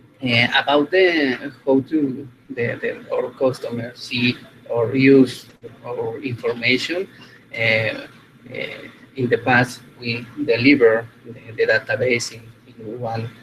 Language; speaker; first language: English; non-native, fluent; Spanish